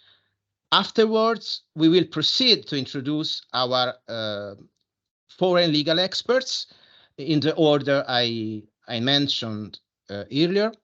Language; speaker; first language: English; non-native, fluent; Italian